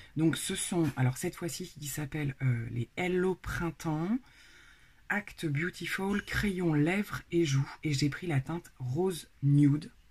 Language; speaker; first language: French; native; French